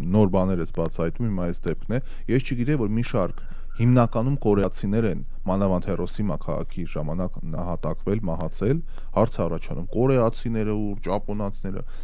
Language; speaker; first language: Armenian; native; Armenian